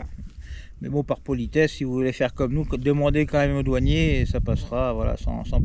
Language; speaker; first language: French; native; French